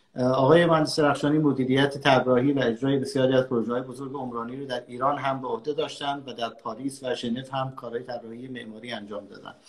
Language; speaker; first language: Persian; native; Persian